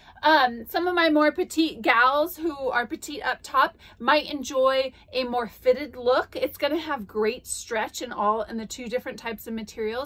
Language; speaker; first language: English; native; English